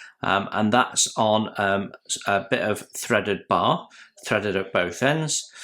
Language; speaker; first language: English; native; English